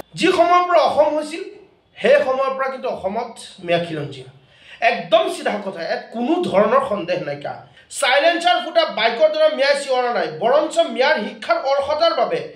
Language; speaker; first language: Assamese; non-native, local second language; Bangla